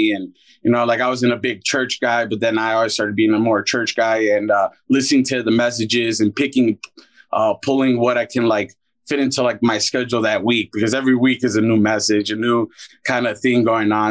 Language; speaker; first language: English; native; English